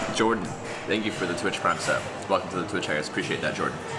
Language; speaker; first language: English; native; English